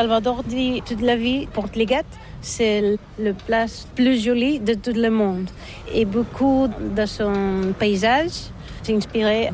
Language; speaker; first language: French; non-native, learner; Catalan